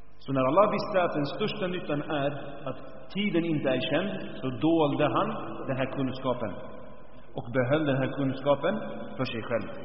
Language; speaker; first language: Swedish; early bilingual, other home language; Arabic